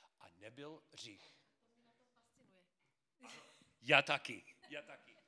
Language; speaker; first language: Czech; non-native, fluent; English